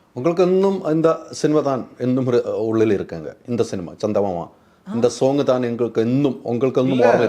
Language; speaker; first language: Tamil; non-native, learner; Malayalam